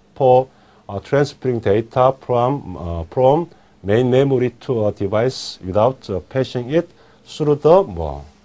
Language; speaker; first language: English; non-native, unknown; Korean